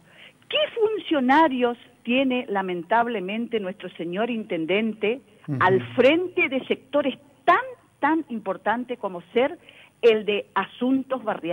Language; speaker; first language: Spanish; native; Spanish